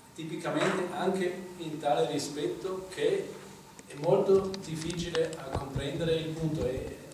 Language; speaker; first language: Italian; non-native, fluent; German